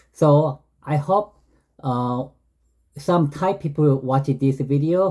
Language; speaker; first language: English; non-native, learner; Korean